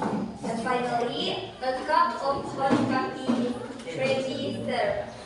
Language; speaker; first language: English; non-native, learner; Indonesian